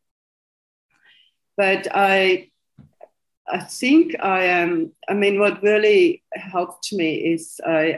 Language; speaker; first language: English; non-native, fluent; German